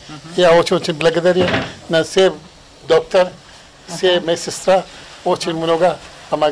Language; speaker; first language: Russian; non-native, learner; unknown